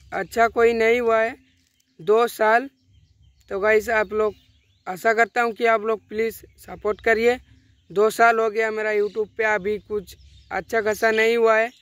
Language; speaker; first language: Hindi; non-native, local second language; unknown